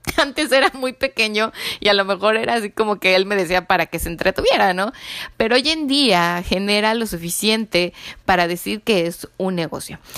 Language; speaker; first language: Spanish; native; Spanish